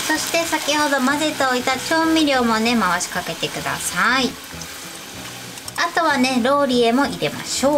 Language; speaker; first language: Japanese; native; Japanese